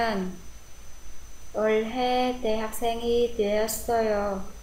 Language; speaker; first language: Korean; non-native, fluent; Vietnamese